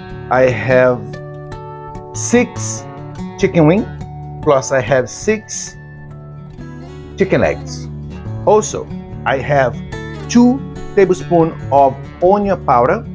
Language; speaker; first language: English; non-native, fluent; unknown